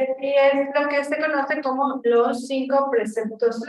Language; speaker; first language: Spanish; native; Spanish